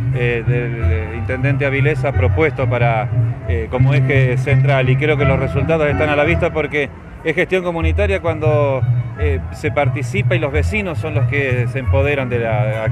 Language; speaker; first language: Spanish; native; Spanish